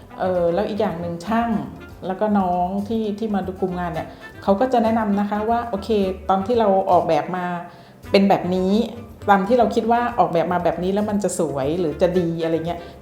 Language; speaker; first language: Thai; native; Thai